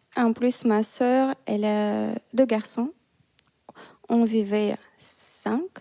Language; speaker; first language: French; non-native, fluent; Russian